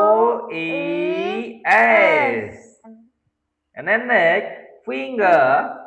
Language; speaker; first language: English; non-native, learner; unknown